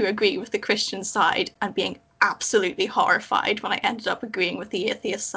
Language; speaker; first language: English; native; English